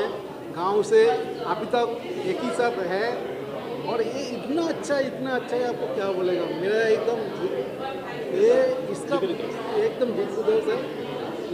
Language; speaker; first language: Hindi; non-native, local second language; Bangla